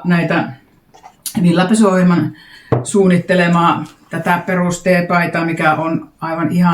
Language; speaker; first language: Finnish; native; Finnish